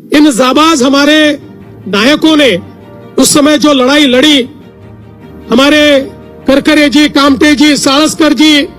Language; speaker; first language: Hindi; non-native, local second language; Marathi